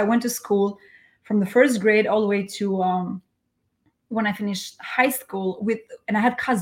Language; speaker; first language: English; non-native, fluent; Albanian